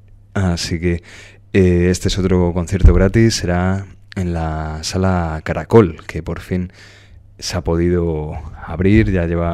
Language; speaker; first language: Spanish; native; Spanish